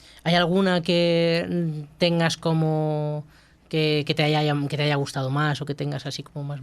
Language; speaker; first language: Spanish; native; Spanish